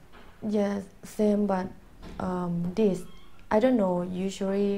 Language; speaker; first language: English; non-native, learner; Thai